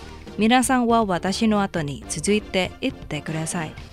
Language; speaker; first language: Japanese; non-native, fluent; Indonesian